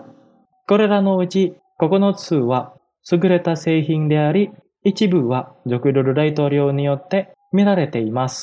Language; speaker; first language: Japanese; non-native, fluent; Indonesian